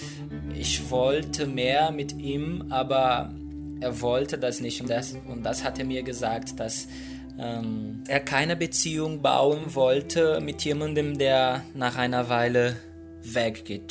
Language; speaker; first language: German; non-native, fluent; Portuguese